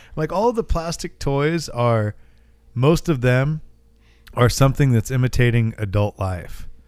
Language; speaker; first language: English; native; English